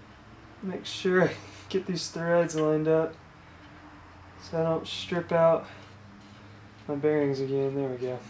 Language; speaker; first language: English; native; English